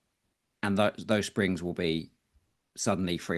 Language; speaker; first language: English; native; English